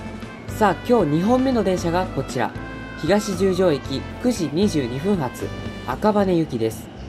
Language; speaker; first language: Japanese; native; Japanese